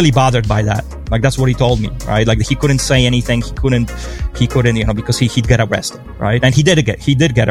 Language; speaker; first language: English; non-native, fluent; Polish